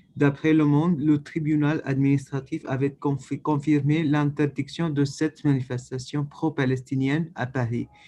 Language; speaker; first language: French; non-native, fluent; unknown